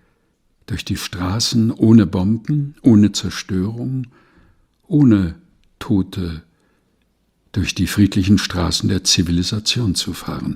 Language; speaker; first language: German; non-native, fluent; Portuguese